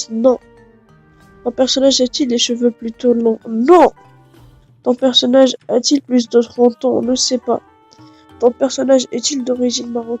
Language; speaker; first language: French; non-native, local second language; Arabic